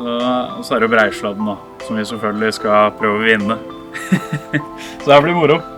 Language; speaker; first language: Norwegian; native; Norwegian